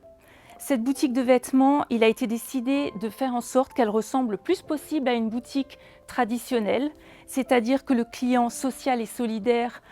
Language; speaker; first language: French; native; French